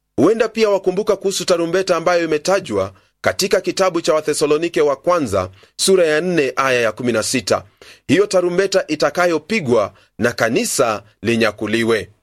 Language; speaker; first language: Swahili; non-native, local second language; Luyia